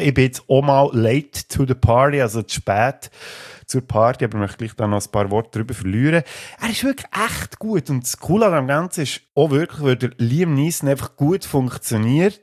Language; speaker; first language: German; native; German